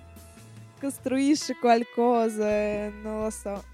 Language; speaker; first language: Italian; non-native, learner; Russian